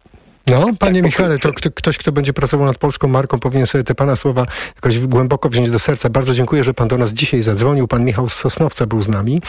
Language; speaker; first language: Polish; native; Polish